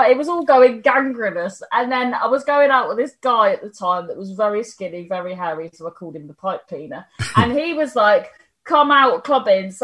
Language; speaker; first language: English; native; English